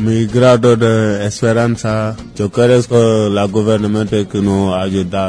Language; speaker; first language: Spanish; non-native, learner; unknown